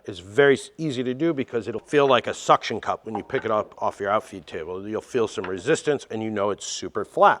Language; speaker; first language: English; native; English